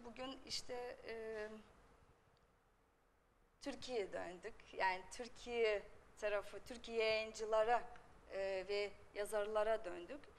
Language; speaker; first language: Turkish; non-native, fluent; Russian